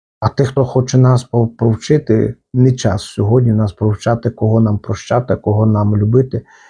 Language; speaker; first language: Ukrainian; native; Ukrainian